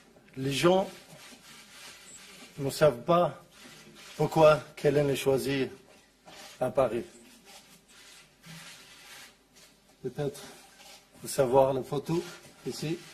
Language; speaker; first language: French; non-native, learner; Arabic